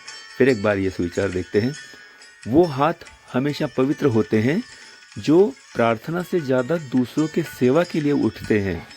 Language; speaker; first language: Hindi; non-native, local second language; Marathi